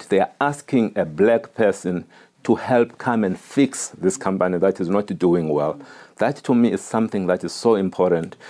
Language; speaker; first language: English; non-native, local second language; Xhosa